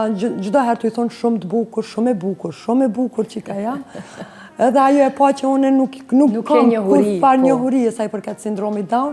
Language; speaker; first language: Albanian; native; Albanian